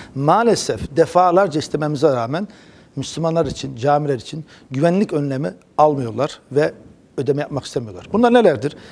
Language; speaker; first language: Turkish; early bilingual, heritage; Turkish